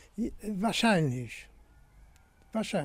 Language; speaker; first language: German; non-native, fluent; Polish